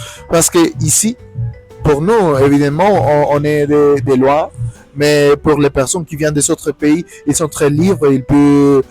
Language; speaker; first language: French; non-native, learner; Spanish